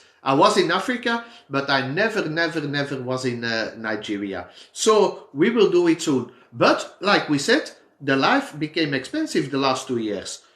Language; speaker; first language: English; non-native, fluent; Dutch